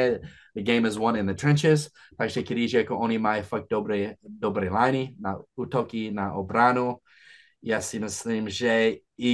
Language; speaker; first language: Czech; non-native, fluent; English